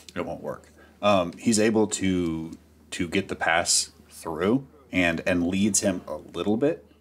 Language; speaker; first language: English; native; English